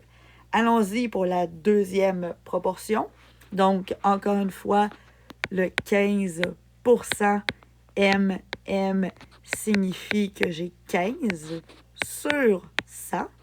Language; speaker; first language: French; native; French